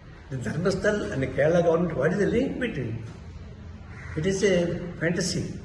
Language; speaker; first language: English; non-native, local second language; Telugu